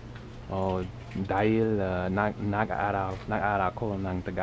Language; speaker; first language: Filipino; non-native, learner; English